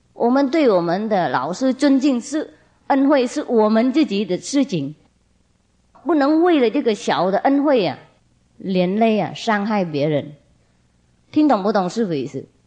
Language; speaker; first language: Chinese; non-native, fluent; Vietnamese